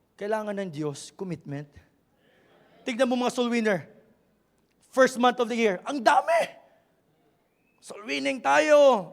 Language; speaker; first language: Filipino; native; Filipino